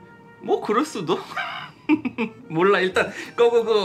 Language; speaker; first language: Korean; native; Korean